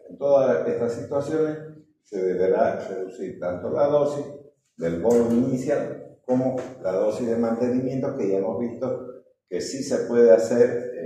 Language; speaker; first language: Spanish; native; Spanish